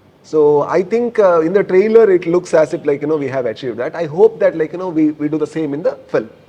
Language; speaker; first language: English; non-native, local second language; Kannada